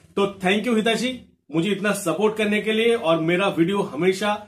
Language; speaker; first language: Hindi; non-native, local second language; Bangla